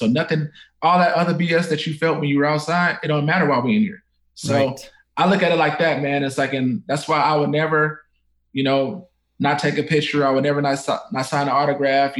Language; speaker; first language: English; native; English